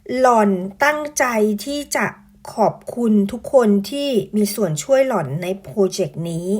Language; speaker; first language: Thai; native; Thai